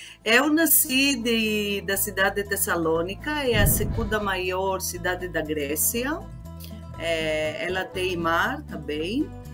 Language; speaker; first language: Portuguese; non-native, fluent; Greek